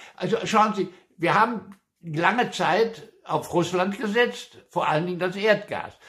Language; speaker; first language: German; non-native, local second language; Luxembourgish